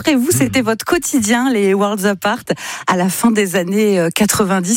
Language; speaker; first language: French; native; French